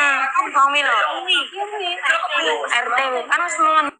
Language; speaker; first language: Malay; non-native, local second language; Javanese